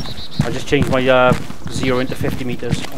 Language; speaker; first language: English; native; English